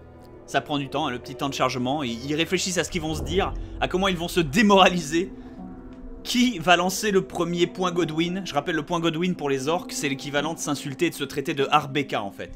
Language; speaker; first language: French; native; French